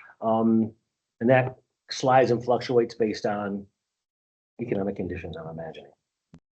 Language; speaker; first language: English; native; English